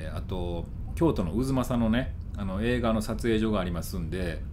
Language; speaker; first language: Japanese; native; Japanese